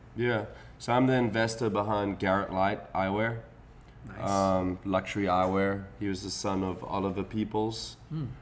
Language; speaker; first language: English; native; English